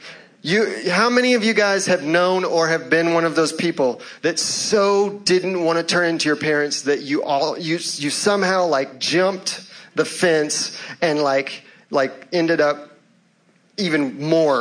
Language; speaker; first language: English; native; English